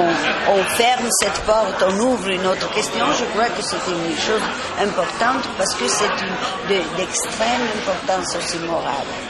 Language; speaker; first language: French; non-native, fluent; Italian